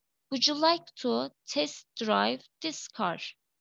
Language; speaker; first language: English; non-native, fluent; Turkish